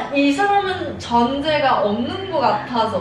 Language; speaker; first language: Korean; non-native, learner; Cantonese